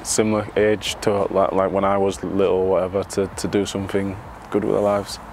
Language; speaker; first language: English; native; English